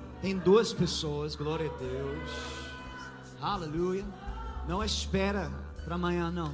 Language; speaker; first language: Portuguese; non-native, fluent; English